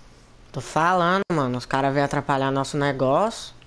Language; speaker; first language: Portuguese; native; Portuguese